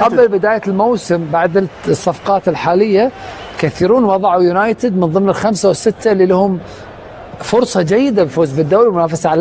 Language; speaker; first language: Arabic; native; Arabic